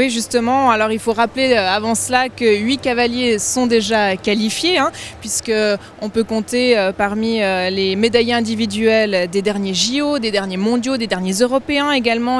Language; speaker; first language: French; native; French